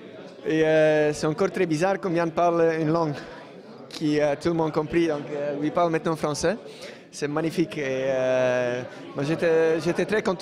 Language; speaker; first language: French; non-native, learner; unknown